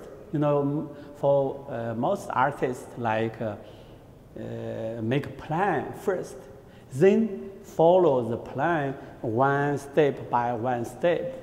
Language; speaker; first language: English; non-native, learner; Chinese